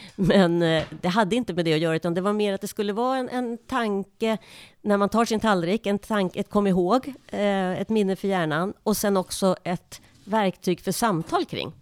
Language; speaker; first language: Swedish; native; Swedish